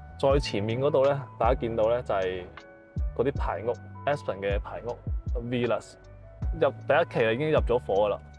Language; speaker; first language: Cantonese; native; Cantonese